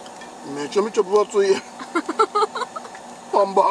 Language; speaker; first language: Japanese; native; Japanese